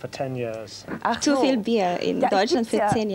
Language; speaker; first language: German; non-native, learner; English